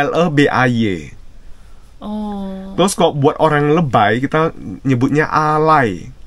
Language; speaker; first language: Indonesian; native; Indonesian